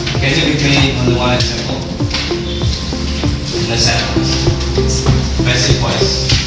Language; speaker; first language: English; non-native, fluent; Indonesian